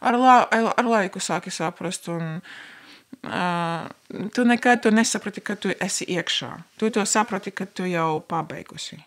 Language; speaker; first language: Latvian; non-native, local second language; Russian